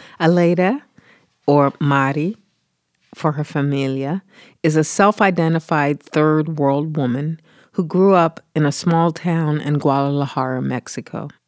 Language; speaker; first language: English; native; English